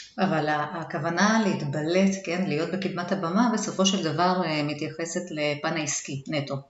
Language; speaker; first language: Hebrew; native; Hebrew